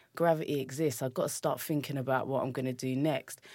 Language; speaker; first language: English; native; English